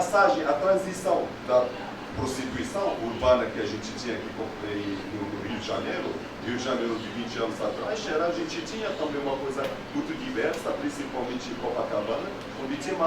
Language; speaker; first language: Portuguese; non-native, fluent; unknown